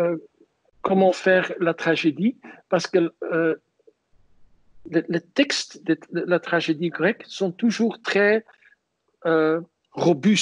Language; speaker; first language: French; non-native, fluent; Dutch